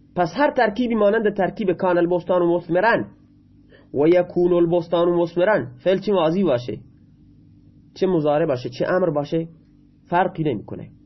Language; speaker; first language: Persian; non-native, local second language; Baluchi